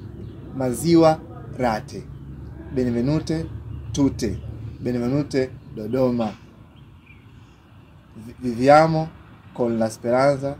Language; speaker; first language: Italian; non-native, learner; Swahili